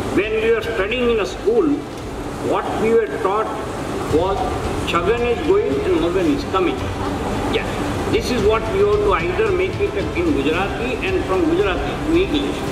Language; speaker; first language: English; non-native, local second language; Gujarati